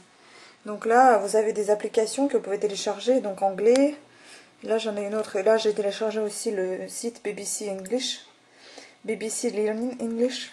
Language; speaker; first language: French; native; French